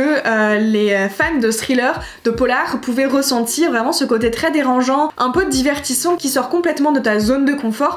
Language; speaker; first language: French; native; French